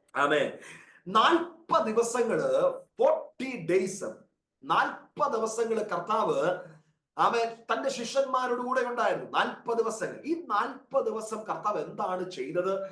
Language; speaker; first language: Malayalam; early bilingual, heritage; Malayalam